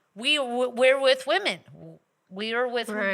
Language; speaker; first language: English; native; English